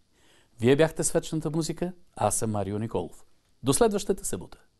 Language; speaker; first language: Bulgarian; native; Bulgarian